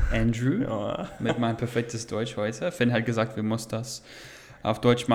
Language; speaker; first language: German; non-native, fluent; English